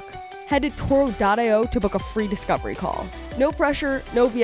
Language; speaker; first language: English; native; English